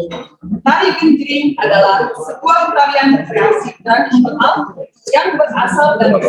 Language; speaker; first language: Indonesian; native; Indonesian